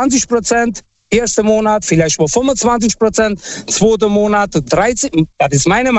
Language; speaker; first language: German; non-native, fluent; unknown